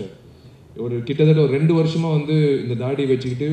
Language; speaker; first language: Tamil; native; Tamil